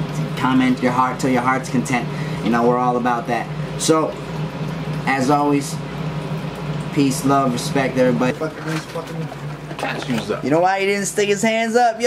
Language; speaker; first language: English; native; English